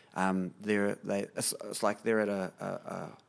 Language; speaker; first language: English; native; English